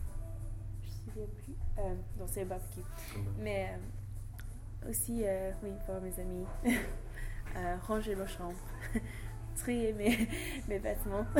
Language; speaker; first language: French; non-native, learner; English